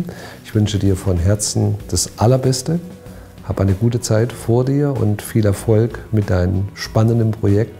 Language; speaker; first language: German; native; German